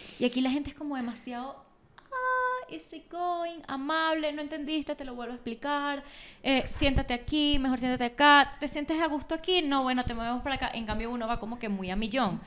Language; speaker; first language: Spanish; native; Spanish